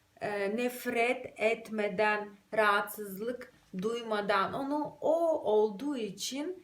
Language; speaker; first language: Turkish; non-native, fluent; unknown